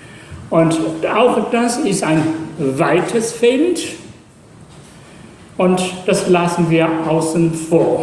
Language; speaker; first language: German; non-native, fluent; Chinese